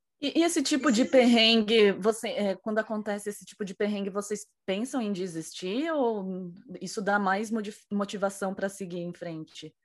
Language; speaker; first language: Portuguese; native; Portuguese